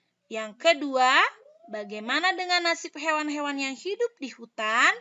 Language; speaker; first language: Indonesian; native; Indonesian